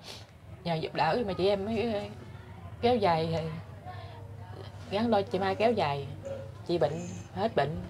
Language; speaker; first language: Vietnamese; native; Vietnamese